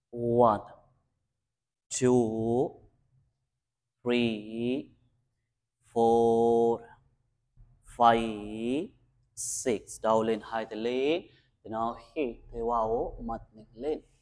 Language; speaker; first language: Vietnamese; non-native, learner; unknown